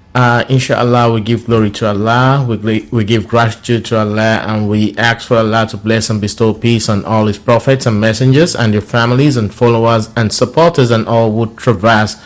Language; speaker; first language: English; non-native, local second language; Yoruba